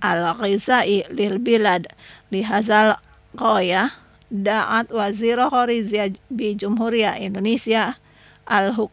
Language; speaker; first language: Arabic; non-native, fluent; Indonesian